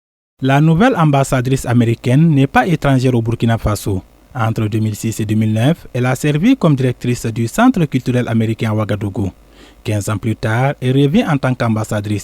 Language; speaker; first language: French; native; French